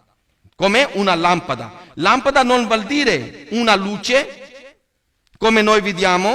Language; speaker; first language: Italian; non-native, learner; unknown